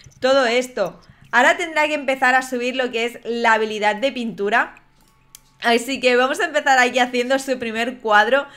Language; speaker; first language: Spanish; native; Spanish